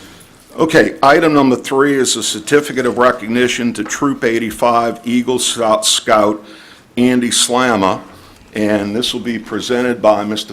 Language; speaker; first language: English; native; English